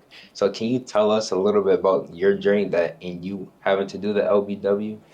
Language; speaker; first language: English; native; English